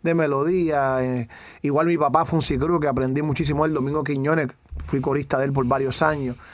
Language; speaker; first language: Spanish; native; Spanish